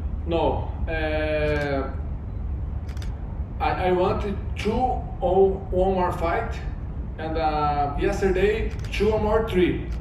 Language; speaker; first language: English; non-native, learner; Portuguese